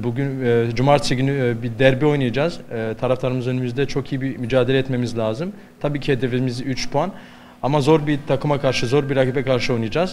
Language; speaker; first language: Turkish; early bilingual, heritage; Turkish